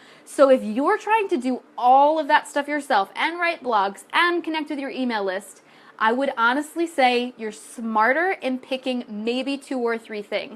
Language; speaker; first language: English; native; English